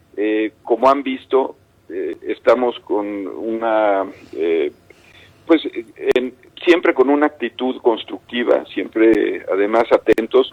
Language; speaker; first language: Spanish; native; Spanish